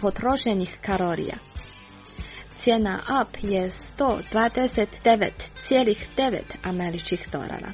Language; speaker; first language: Croatian; native; Croatian